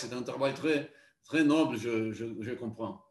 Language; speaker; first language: French; non-native, learner; Portuguese